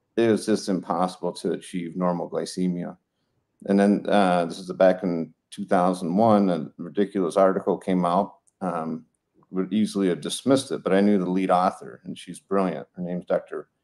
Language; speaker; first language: English; native; English